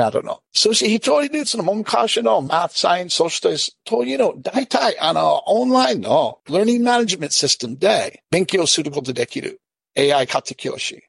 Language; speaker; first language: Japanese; non-native, learner; English